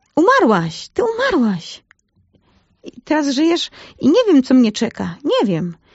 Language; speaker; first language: Polish; native; Polish